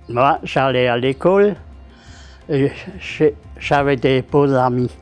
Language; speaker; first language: French; non-native, local second language; Swiss German